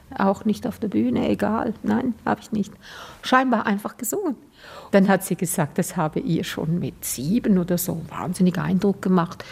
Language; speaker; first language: German; native; German